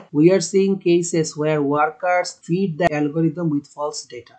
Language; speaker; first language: English; non-native, local second language; Bangla